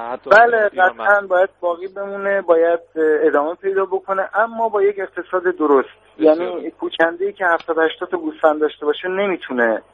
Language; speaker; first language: Persian; native; Persian